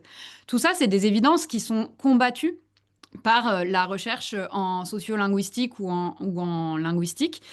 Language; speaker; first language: French; native; French